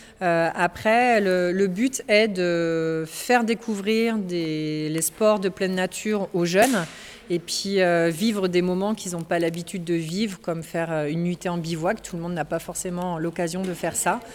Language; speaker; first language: French; native; French